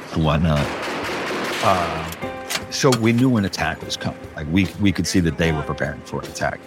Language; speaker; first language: English; early bilingual, other home language; Spanish